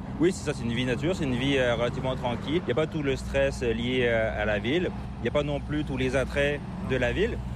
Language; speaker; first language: French; native; French